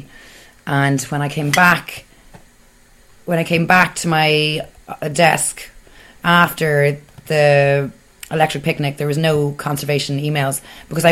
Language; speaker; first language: English; native; English